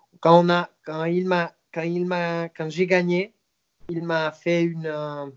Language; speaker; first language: French; non-native, fluent; Spanish